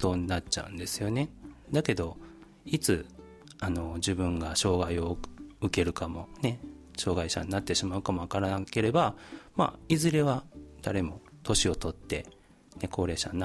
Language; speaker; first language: Japanese; native; Japanese